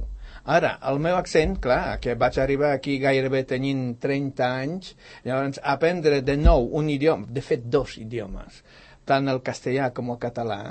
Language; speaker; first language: Catalan; non-native, fluent; Polish